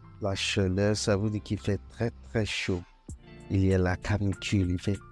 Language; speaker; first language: French; non-native, fluent; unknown